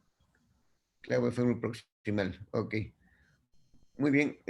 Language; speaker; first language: Spanish; native; Spanish